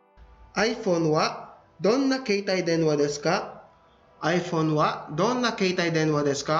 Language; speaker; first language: Japanese; non-native, fluent; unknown